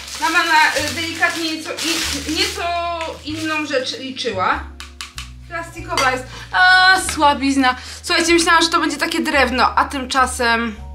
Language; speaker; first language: Polish; native; Polish